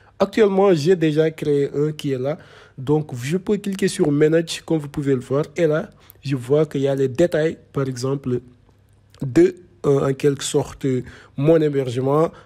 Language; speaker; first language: French; non-native, local second language; Wolof